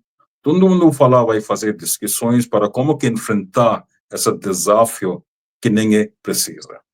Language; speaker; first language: Portuguese; non-native, fluent; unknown